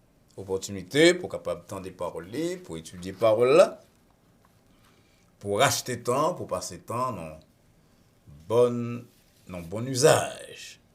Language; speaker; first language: French; non-native, local second language; Haitian Creole